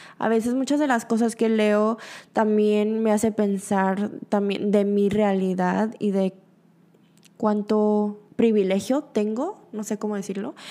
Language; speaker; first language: Spanish; early bilingual, other home language; Korean